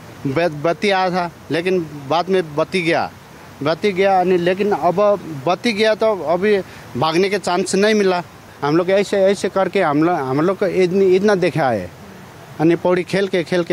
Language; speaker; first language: Hindi; non-native, learner; Nepali